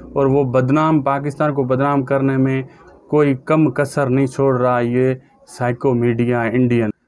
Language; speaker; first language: Urdu; native; Urdu